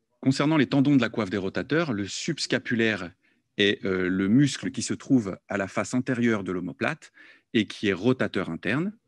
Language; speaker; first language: French; native; French